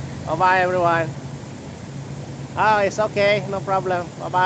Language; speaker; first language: English; non-native, local second language; Malay